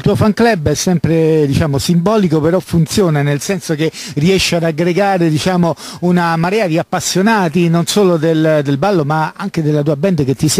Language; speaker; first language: Italian; native; Italian